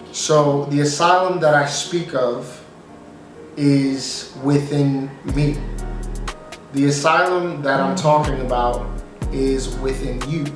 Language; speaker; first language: English; native; English